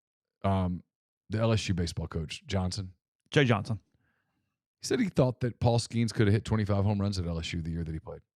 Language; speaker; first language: English; native; English